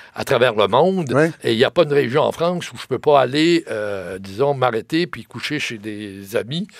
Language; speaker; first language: French; native; French